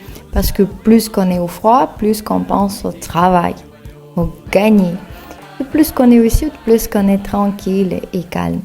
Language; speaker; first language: French; non-native, fluent; Russian